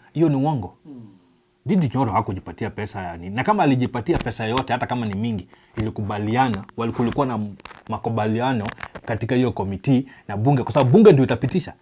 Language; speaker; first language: Swahili; non-native, local second language; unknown